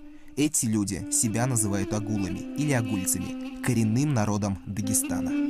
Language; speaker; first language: Russian; native; Russian